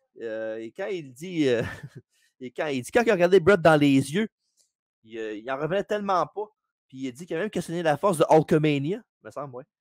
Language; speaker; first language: French; native; French